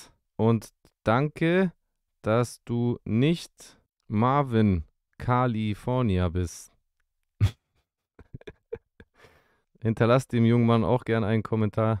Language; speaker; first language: German; native; German